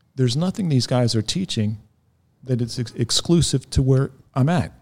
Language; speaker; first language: English; native; English